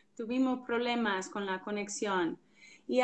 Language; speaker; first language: Spanish; non-native, fluent; English